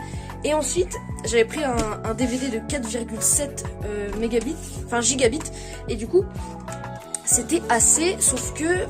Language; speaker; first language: French; native; French